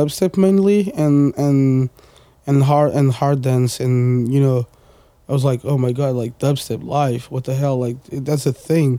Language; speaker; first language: English; non-native, fluent; Portuguese